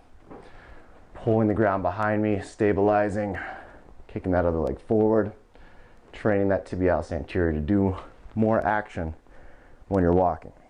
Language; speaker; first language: English; native; English